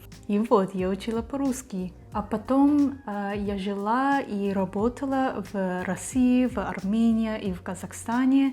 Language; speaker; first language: Russian; non-native, learner; Japanese